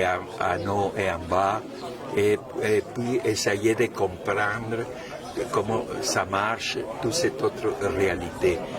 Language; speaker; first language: French; non-native, fluent; Spanish